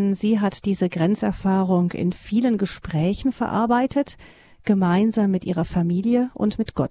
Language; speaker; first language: German; native; German